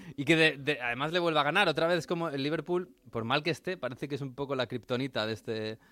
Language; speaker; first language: Spanish; native; Spanish